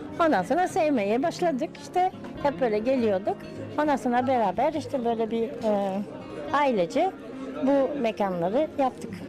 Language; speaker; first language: Turkish; non-native, fluent; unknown